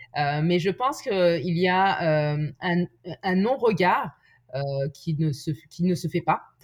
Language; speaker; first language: French; native; French